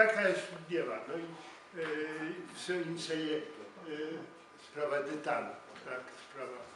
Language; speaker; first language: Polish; non-native, learner; Ukrainian